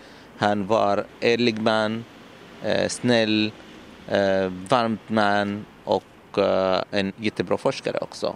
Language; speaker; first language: Swedish; non-native, learner; Arabic